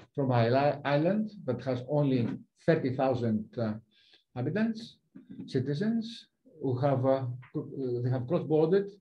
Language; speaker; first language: English; non-native, fluent; Italian